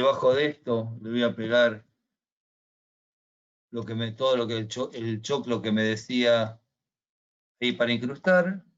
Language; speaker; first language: Spanish; native; Spanish